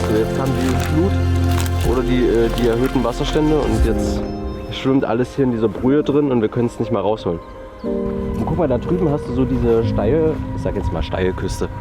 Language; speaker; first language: German; native; German